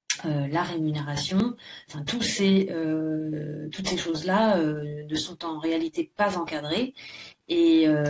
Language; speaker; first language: French; native; French